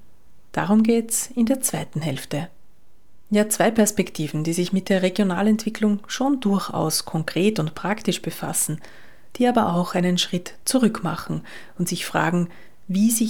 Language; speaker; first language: German; native; German